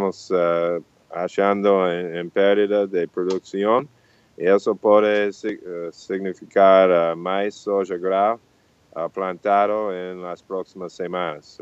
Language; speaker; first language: Portuguese; non-native, fluent; English